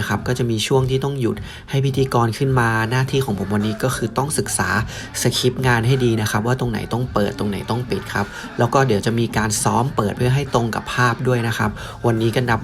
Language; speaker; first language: Thai; native; Thai